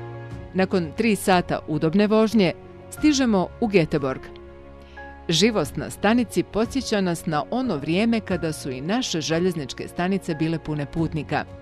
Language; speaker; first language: Bosnian; native; Bosnian